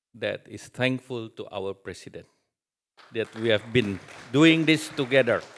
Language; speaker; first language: English; non-native, fluent; Indonesian